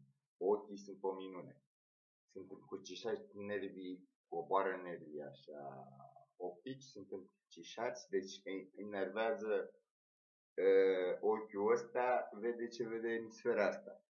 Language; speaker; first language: Romanian; native; Romanian